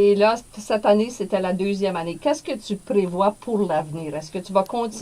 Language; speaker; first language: French; native; French